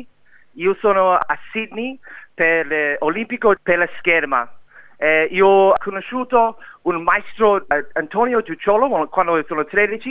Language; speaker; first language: Italian; non-native, learner; English